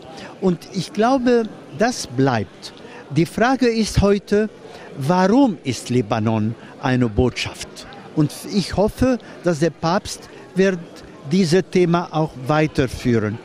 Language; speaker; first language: German; non-native, fluent; Arabic